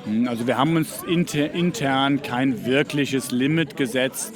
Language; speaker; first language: German; native; German